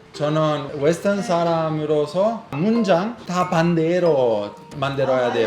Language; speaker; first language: Korean; non-native, learner; Italian